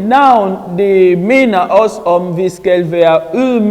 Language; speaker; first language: Danish; non-native, learner; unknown